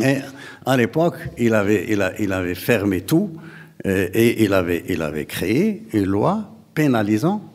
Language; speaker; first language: French; non-native, local second language; Arabic